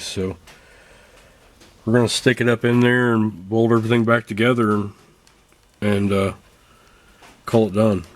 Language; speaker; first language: English; native; English